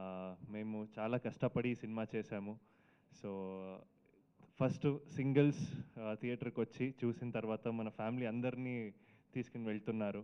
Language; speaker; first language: Telugu; non-native, fluent; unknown